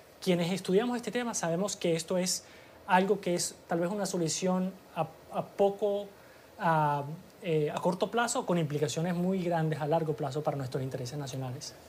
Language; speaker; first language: Spanish; early bilingual, heritage; Spanish